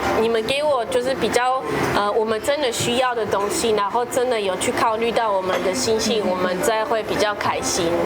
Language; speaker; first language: Chinese; non-native, fluent; French